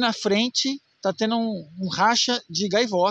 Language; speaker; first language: Portuguese; native; Portuguese